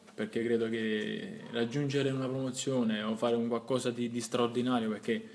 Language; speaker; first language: Italian; native; Italian